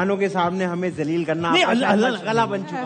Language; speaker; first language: Urdu; native; Urdu